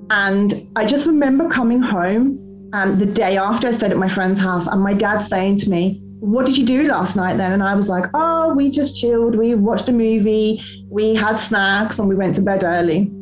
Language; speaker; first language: English; native; English